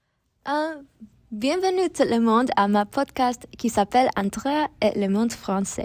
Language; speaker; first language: French; non-native, learner; English